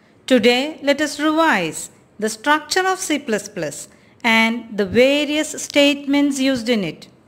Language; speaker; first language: English; non-native, local second language; Malayalam